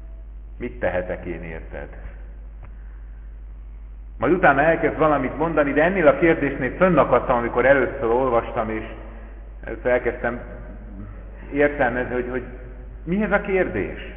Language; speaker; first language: Hungarian; native; Hungarian